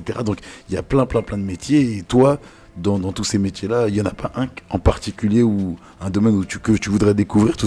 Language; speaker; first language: French; native; French